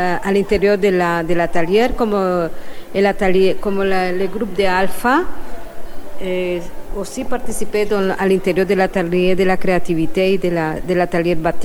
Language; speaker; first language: French; non-native, fluent; Spanish